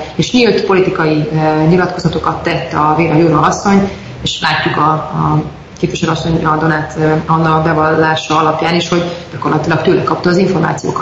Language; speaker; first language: Hungarian; native; Hungarian